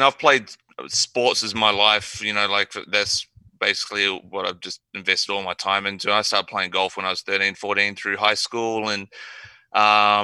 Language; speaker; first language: English; native; English